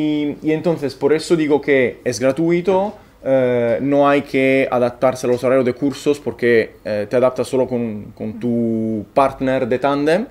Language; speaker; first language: Spanish; non-native, fluent; Italian